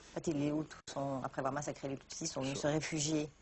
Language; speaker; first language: French; native; French